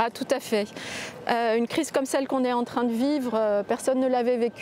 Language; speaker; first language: French; native; French